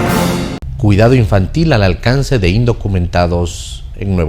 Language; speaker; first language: Spanish; native; Spanish